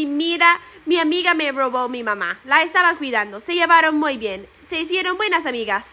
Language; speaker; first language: Spanish; non-native, fluent; English